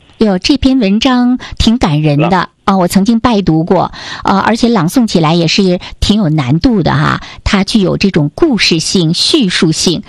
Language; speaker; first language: Chinese; native; Chinese